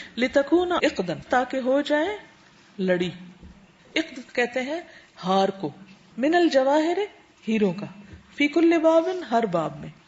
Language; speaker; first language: Urdu; native; Urdu